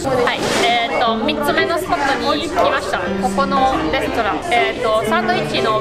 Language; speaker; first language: Japanese; non-native, fluent; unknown